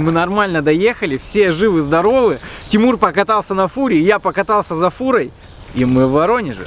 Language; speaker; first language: Russian; native; Russian